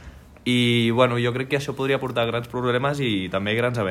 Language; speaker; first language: Catalan; native; Catalan